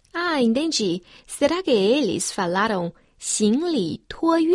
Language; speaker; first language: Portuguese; non-native, fluent; Chinese